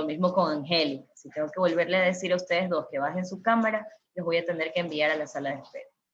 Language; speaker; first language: Spanish; native; Spanish